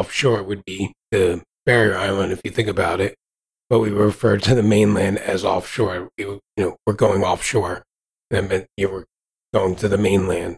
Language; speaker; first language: English; native; English